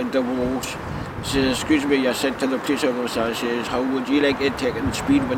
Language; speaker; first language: English; native; English